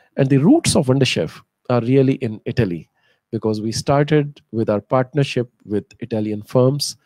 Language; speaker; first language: English; non-native, local second language; Hindi